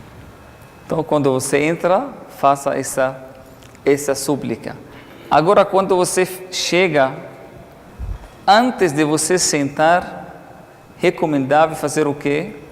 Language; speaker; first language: Portuguese; non-native, fluent; Arabic